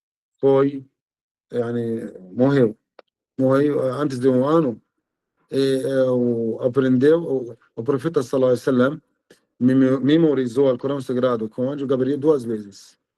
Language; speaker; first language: Portuguese; non-native, fluent; Arabic